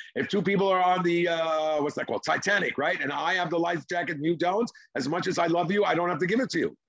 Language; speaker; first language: English; non-native, fluent; Hebrew